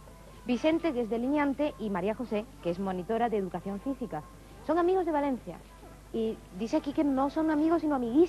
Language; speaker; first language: Spanish; native; Spanish